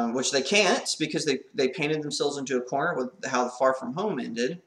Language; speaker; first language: English; native; English